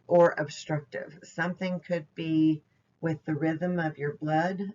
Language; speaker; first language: English; native; English